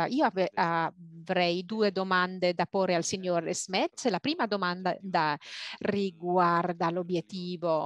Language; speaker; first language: Italian; native; Italian